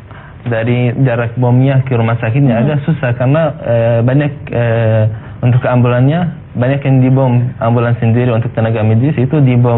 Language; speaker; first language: Indonesian; non-native, fluent; Arabic